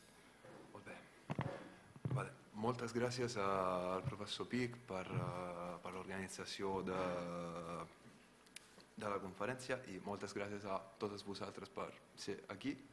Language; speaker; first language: Catalan; non-native, fluent; Italian